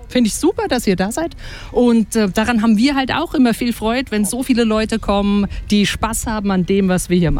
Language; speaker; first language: German; native; German